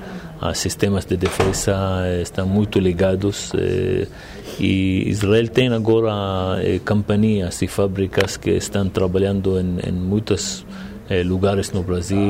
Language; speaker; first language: Portuguese; non-native, fluent; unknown